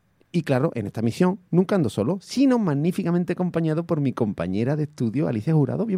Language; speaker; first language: Spanish; native; Spanish